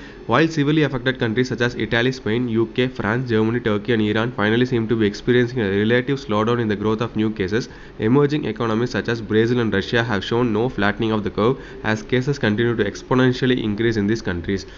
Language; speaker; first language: English; non-native, local second language; Tamil